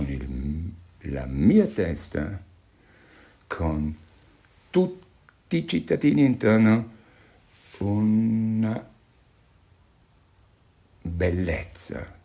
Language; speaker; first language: Italian; non-native, fluent; German